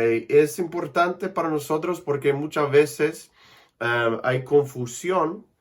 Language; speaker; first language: Spanish; non-native, fluent; English